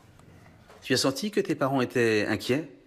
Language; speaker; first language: French; native; French